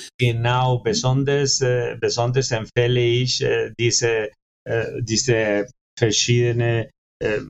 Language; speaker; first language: German; non-native, fluent; Spanish